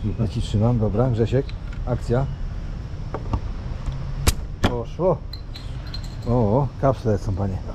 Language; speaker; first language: Polish; native; Polish